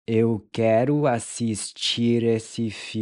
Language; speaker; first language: Portuguese; non-native, fluent; English